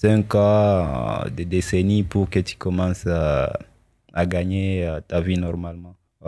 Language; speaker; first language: French; non-native, local second language; Swahili